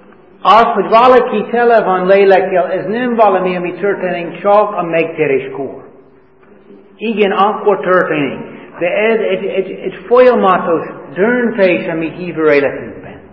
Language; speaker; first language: Hungarian; non-native, fluent; English